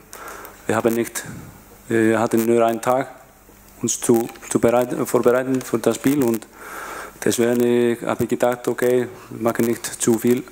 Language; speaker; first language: German; non-native, fluent; Icelandic